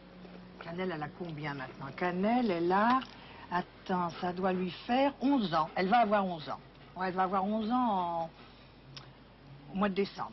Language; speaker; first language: French; native; French